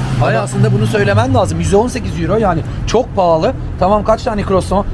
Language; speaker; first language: Turkish; early bilingual, heritage; Turkish